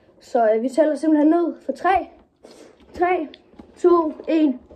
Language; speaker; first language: Danish; native; Danish